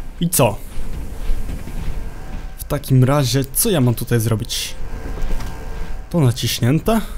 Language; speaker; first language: Polish; native; Polish